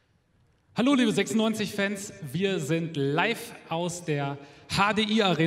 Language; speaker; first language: German; native; German